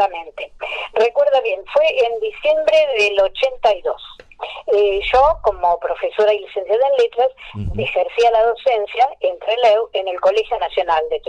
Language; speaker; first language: Spanish; native; Spanish